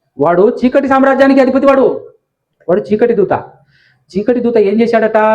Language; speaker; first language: Telugu; non-native, local second language; Lambadi